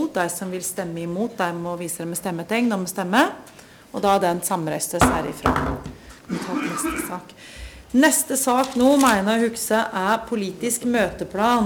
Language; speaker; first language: Norwegian; native; Norwegian